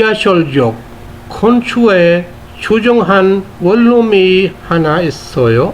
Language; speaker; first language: Korean; non-native, fluent; Urdu